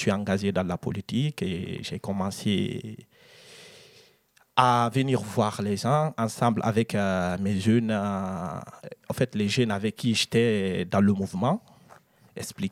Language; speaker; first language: French; non-native, local second language; Fula